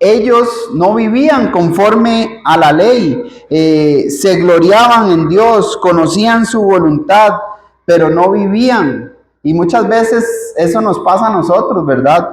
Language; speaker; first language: Spanish; native; Spanish